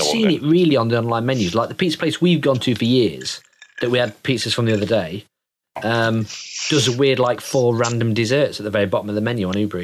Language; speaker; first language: English; native; English